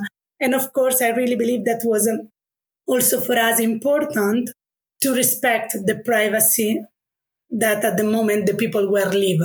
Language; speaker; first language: English; non-native, fluent; Italian